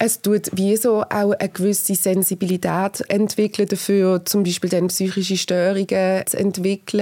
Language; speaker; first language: German; native; German